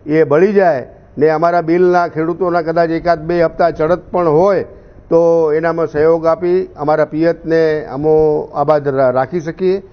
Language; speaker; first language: Gujarati; native; Gujarati